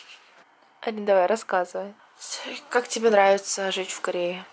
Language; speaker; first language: Russian; native; Russian